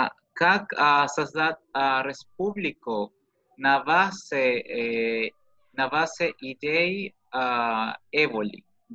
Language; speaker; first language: Russian; non-native, learner; Spanish